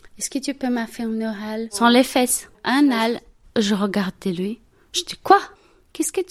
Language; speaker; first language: French; non-native, learner; Portuguese